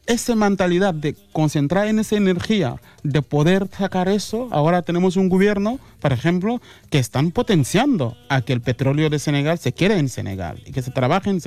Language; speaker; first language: Spanish; non-native, fluent; Wolof